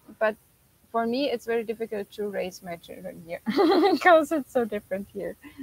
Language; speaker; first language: English; non-native, fluent; German